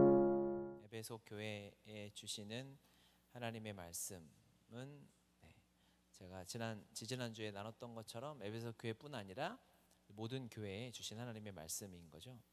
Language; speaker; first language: Korean; native; Korean